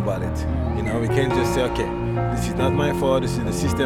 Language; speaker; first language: English; non-native, fluent; French